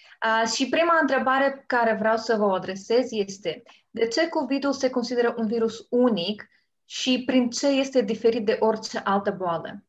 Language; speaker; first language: Romanian; native; Romanian